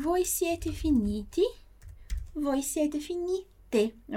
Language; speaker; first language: Italian; non-native, fluent; Portuguese